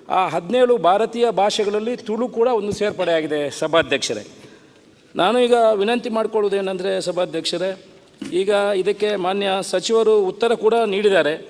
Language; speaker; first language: Kannada; non-native, local second language; Tulu